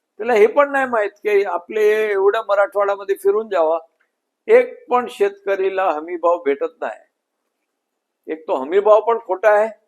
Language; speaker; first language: Marathi; non-native, local second language; Gujarati